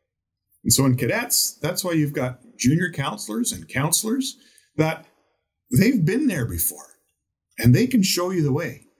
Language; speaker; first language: English; native; English